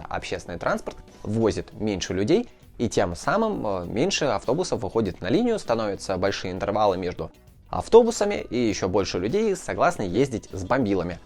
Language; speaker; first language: Russian; native; Russian